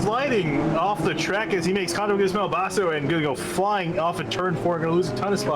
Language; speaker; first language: English; native; English